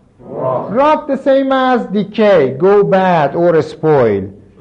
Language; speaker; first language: English; non-native, fluent; Persian